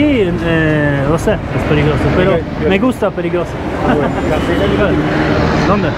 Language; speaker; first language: Spanish; non-native, learner; Polish